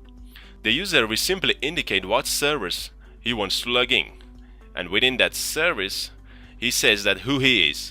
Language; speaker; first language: English; non-native, fluent; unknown